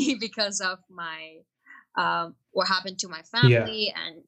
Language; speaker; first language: English; non-native, fluent; Chinese